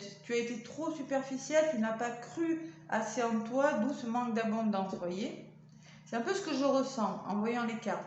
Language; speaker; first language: French; native; French